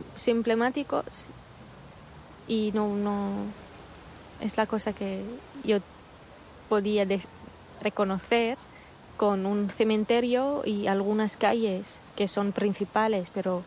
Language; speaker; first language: Spanish; non-native, fluent; Arabic